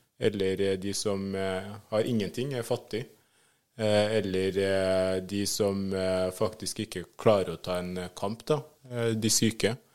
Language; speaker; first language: Norwegian; early bilingual, other home language; Swahili